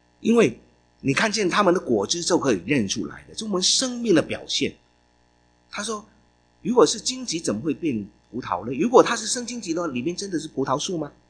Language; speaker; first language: Chinese; non-native, local second language; Cantonese